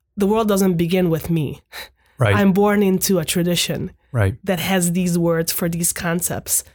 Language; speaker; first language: English; non-native, fluent; Hungarian